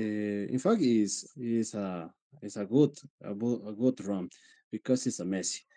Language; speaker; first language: English; non-native, learner; Spanish